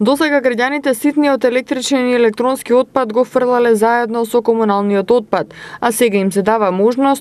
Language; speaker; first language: Macedonian; native; Macedonian